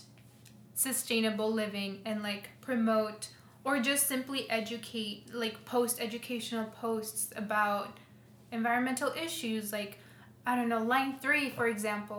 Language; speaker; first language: English; early bilingual, other home language; Spanish